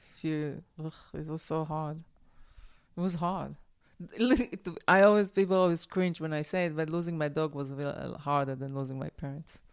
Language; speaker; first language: English; non-native, fluent; Hebrew